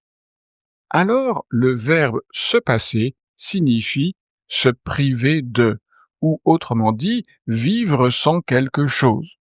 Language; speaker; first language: French; native; French